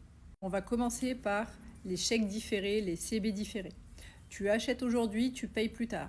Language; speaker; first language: French; native; French